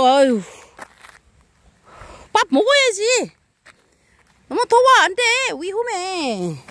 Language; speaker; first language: Korean; non-native, learner; Filipino